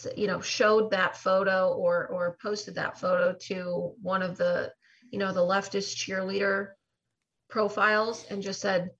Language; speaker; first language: English; native; English